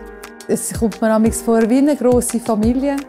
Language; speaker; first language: German; native; German